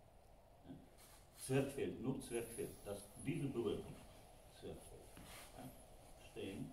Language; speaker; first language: German; non-native, learner; Russian